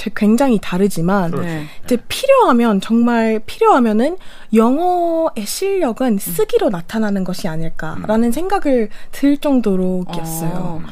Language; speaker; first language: Korean; non-native, fluent; English